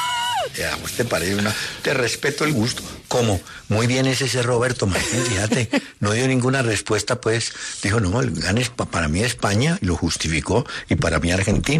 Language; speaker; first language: Spanish; native; Spanish